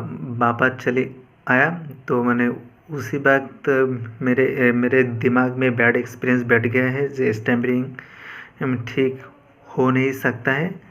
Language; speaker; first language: Hindi; non-native, local second language; Bangla